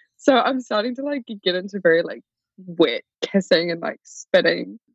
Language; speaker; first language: English; native; English